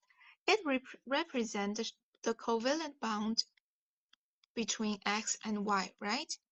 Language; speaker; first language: English; non-native, fluent; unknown